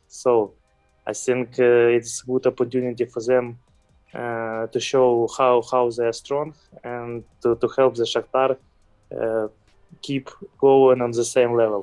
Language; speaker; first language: English; non-native, fluent; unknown